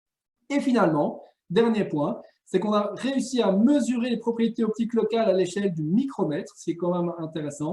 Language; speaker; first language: French; native; French